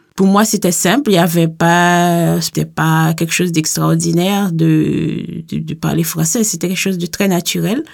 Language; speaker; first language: French; native; French